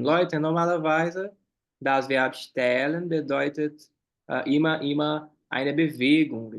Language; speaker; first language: German; non-native, fluent; Portuguese